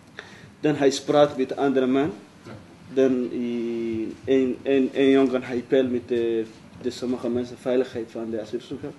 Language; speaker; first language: Dutch; non-native, learner; Somali